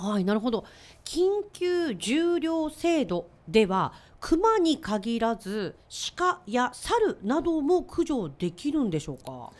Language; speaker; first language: Japanese; native; Japanese